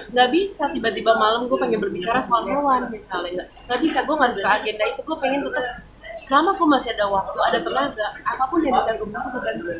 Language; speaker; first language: Indonesian; early bilingual, other home language; German